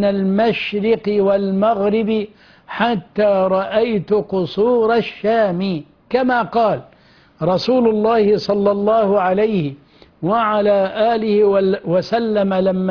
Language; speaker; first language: Arabic; native; Arabic